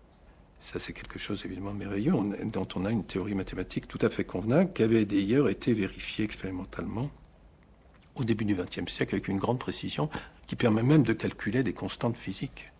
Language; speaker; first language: French; native; French